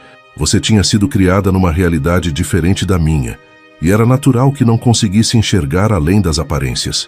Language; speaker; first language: Portuguese; native; Portuguese